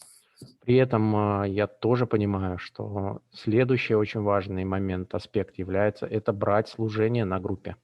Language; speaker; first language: Russian; native; Russian